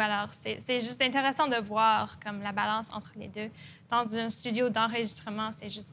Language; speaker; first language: French; non-native, local second language; English